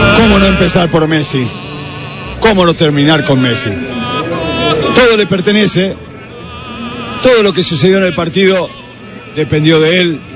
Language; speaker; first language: Spanish; native; Spanish